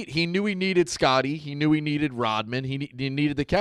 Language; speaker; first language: English; native; English